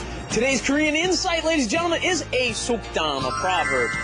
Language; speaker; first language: English; native; English